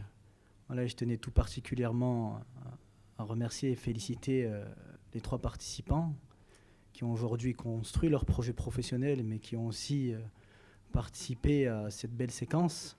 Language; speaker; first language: French; native; French